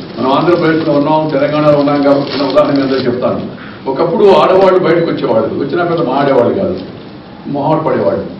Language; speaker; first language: Telugu; native; Telugu